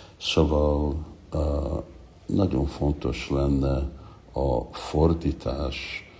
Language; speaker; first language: Hungarian; non-native, learner; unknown